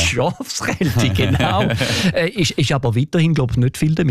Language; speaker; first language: German; native; German